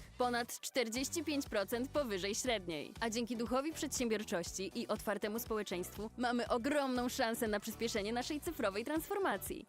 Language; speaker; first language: Polish; native; Polish